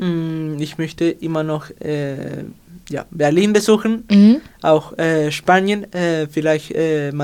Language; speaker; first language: German; non-native, learner; Spanish